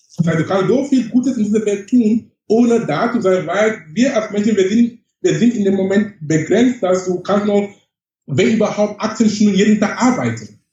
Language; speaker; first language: German; non-native, fluent; English